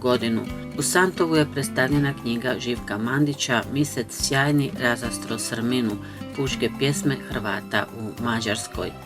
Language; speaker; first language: Bosnian; early bilingual, heritage; Croatian